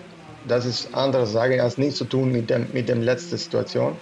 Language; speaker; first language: German; non-native, fluent; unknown